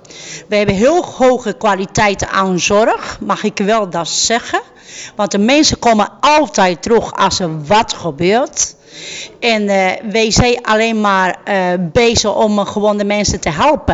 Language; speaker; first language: Dutch; non-native, fluent; Spanish